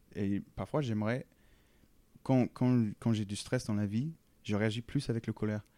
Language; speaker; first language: French; non-native, fluent; English